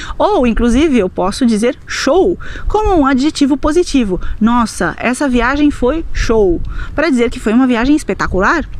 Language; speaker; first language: Portuguese; native; Portuguese